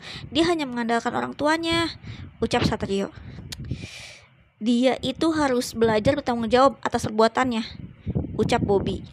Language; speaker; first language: Indonesian; native; Indonesian